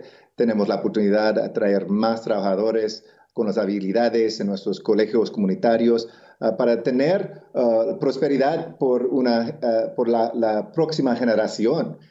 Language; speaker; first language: Spanish; non-native, local second language; English